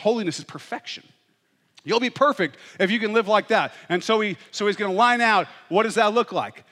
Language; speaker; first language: English; native; English